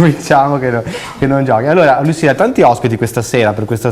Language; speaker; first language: Italian; native; Italian